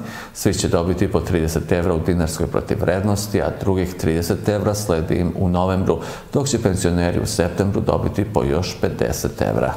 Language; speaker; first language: Serbian; native; Serbian